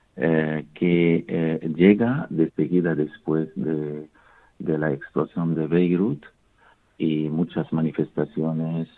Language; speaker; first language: Spanish; non-native, fluent; Arabic